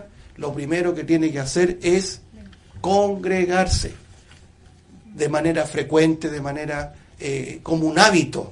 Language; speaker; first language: Spanish; native; Spanish